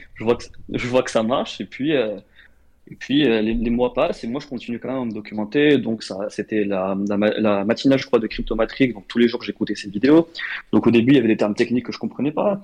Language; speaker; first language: French; non-native, local second language; Arabic